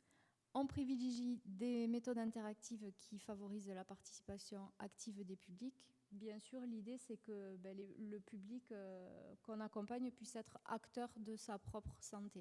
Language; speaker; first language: French; native; French